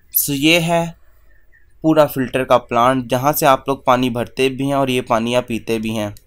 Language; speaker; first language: Urdu; native; Urdu